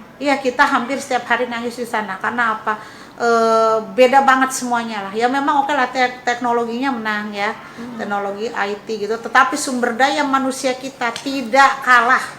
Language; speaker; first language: Indonesian; native; Indonesian